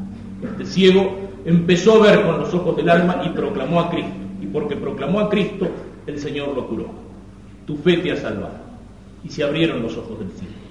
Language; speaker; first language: Spanish; native; Spanish